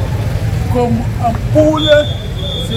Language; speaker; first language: French; non-native, learner; Arabic